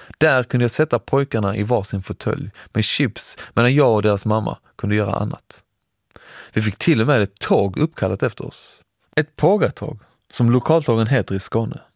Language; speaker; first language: Swedish; early bilingual, other home language; Persian